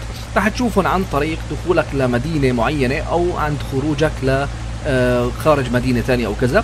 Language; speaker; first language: Arabic; native; Arabic